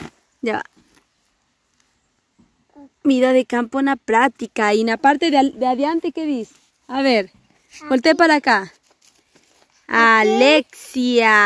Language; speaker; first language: Spanish; native; Spanish